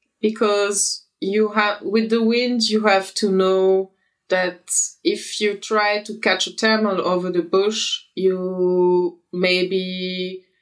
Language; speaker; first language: English; non-native, fluent; French